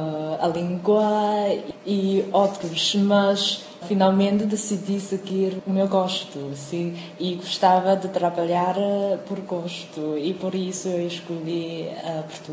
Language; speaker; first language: Portuguese; non-native, fluent; Chinese